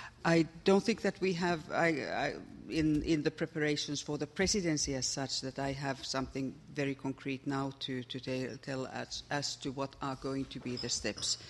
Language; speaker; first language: English; non-native, fluent; Finnish